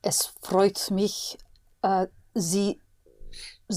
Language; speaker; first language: German; non-native, learner; English